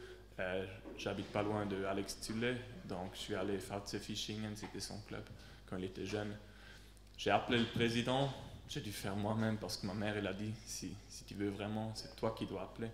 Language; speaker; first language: French; non-native, local second language; Swiss German